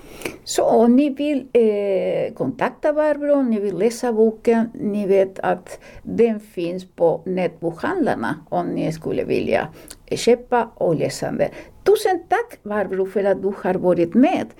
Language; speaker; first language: Swedish; non-native, fluent; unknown